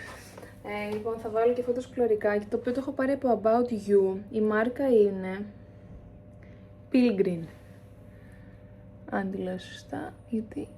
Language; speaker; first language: Greek; native; Greek